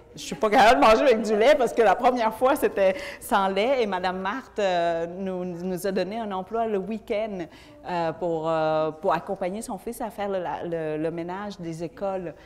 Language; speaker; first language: French; early bilingual, other home language; Vietnamese